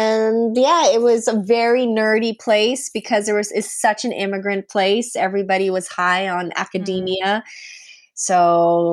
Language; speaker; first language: English; non-native, fluent; Punjabi